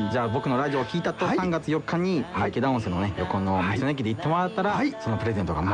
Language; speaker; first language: Japanese; native; Japanese